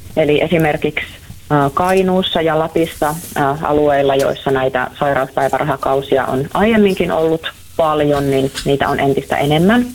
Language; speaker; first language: Finnish; native; Finnish